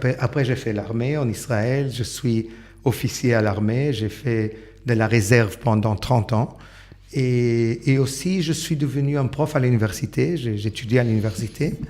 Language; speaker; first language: French; non-native, fluent; Portuguese